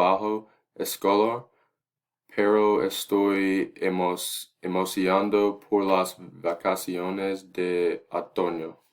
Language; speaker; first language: Spanish; non-native, learner; English